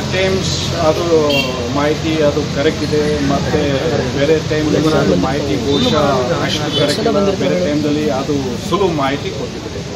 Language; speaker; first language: Kannada; non-native, local second language; Hindi